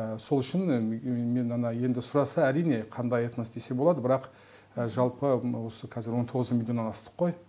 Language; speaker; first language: Kazakh; non-native, local second language; Turkish